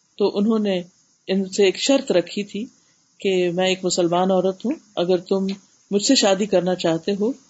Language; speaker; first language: Urdu; native; Urdu